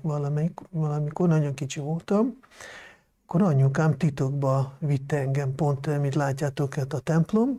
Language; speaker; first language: Hungarian; non-native, local second language; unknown